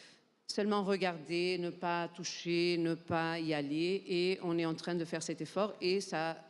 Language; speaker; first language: French; non-native, fluent; Portuguese